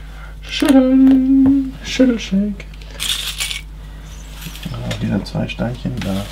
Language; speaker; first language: German; native; German